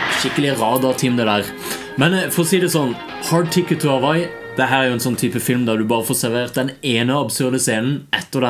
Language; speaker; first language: Norwegian; native; Norwegian